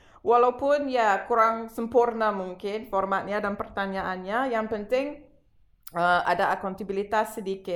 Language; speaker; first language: Indonesian; non-native, fluent; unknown